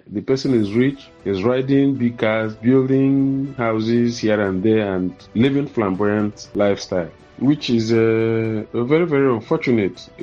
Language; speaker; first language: English; non-native, local second language; Igbo